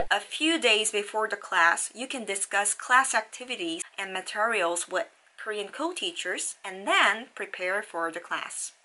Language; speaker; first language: English; non-native, fluent; Korean